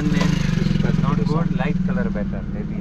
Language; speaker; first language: English; non-native, learner; Hindi